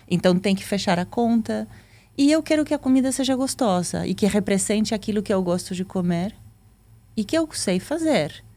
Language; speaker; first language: Portuguese; non-native, fluent; Spanish